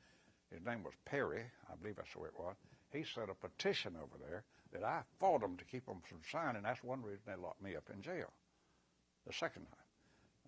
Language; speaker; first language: English; native; English